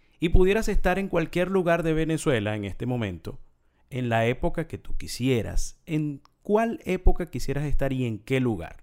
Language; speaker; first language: Spanish; native; Spanish